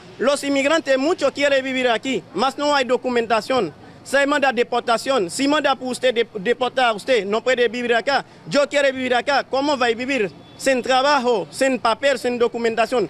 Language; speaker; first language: Spanish; non-native, learner; Haitian Creole